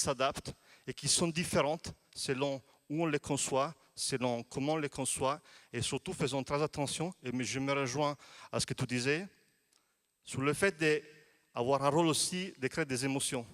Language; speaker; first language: French; non-native, fluent; Italian